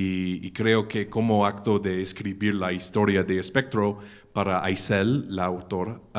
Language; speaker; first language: Spanish; non-native, fluent; English